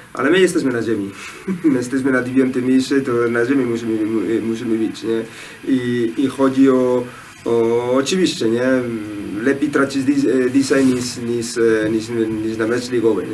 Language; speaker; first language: Polish; non-native, learner; Spanish